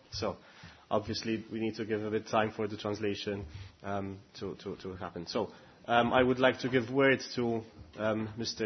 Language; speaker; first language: English; non-native, local second language; Maltese